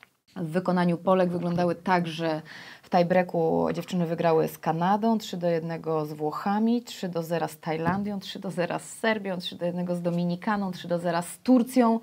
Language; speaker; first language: Polish; native; Polish